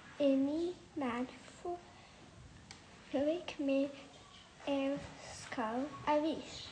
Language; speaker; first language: Irish; non-native, local second language; English